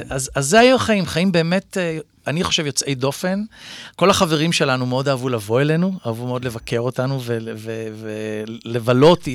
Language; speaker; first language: Hebrew; native; Hebrew